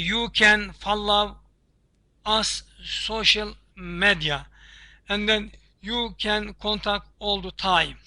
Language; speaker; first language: English; non-native, learner; Turkish